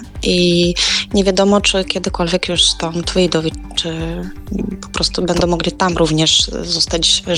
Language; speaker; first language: Polish; non-native, fluent; Ukrainian